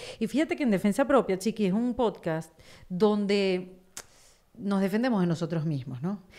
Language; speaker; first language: Spanish; native; Spanish